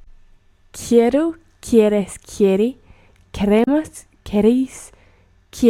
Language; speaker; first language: Spanish; non-native, learner; English